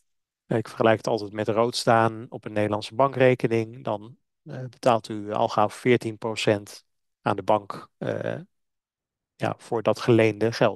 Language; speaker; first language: Dutch; native; Dutch